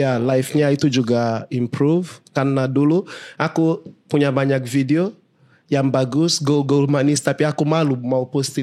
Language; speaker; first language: Indonesian; non-native, fluent; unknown